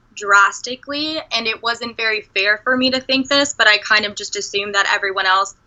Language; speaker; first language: English; native; English